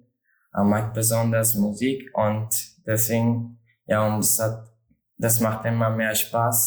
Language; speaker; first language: German; non-native, learner; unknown